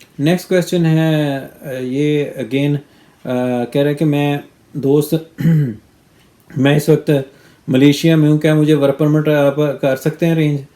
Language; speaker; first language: Urdu; non-native, local second language; Punjabi